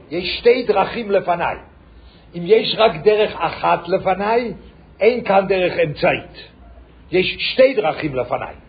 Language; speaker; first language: Hebrew; non-native, fluent; English